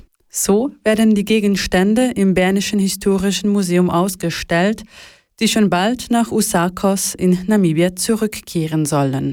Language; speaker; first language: German; native; German